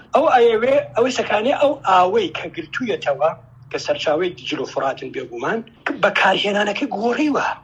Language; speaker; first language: Central Kurdish; native; Central Kurdish